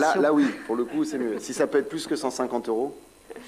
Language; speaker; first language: French; native; French